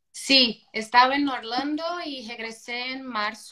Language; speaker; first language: Spanish; non-native, fluent; Portuguese